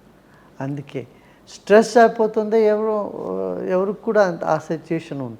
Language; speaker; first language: Telugu; non-native, local second language; Tamil